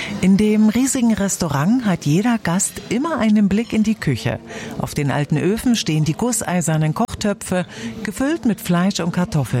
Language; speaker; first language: German; native; German